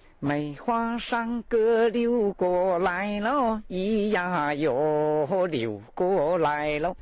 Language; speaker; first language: Chinese; non-native, local second language; Hakka Chinese